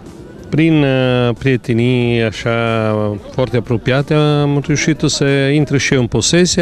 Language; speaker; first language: Romanian; non-native, learner; Italian